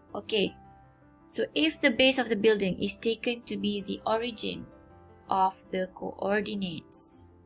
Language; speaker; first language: English; non-native, local second language; Malay